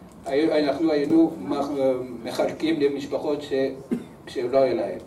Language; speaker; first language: Hebrew; early bilingual, other home language; French